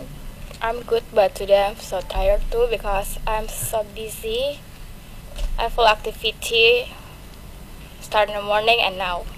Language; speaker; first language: English; non-native, learner; Indonesian